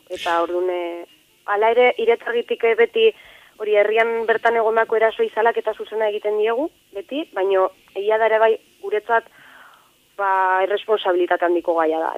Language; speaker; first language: Basque; non-native, local second language; Spanish